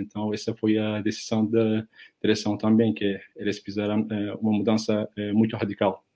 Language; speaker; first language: Portuguese; non-native, fluent; Turkish